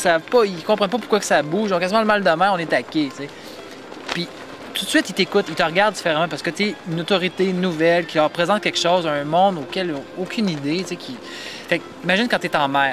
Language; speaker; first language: French; native; French